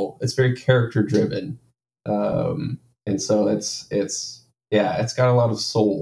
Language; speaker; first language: English; native; English